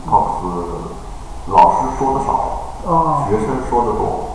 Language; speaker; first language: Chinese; native; Chinese